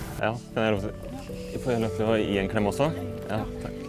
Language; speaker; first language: Norwegian; native; Norwegian